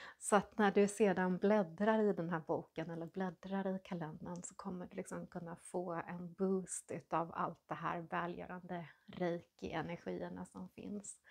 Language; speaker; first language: Swedish; native; Swedish